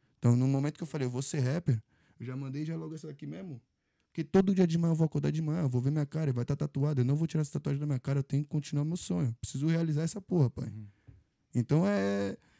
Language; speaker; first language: Portuguese; native; Portuguese